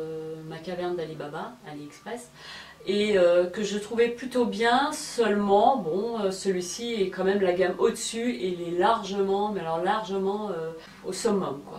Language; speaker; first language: French; native; French